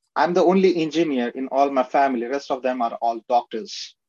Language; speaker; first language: English; non-native, local second language; Marathi